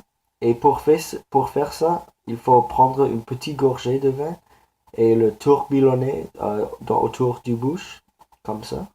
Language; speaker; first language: French; non-native, learner; English